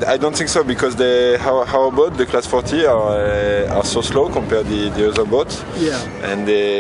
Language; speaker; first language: English; non-native, learner; French